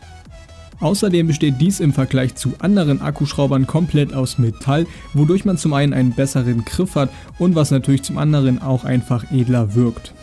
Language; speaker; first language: German; native; German